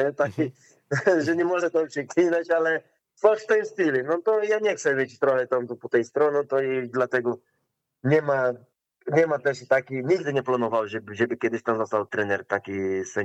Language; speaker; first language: Polish; non-native, learner; Portuguese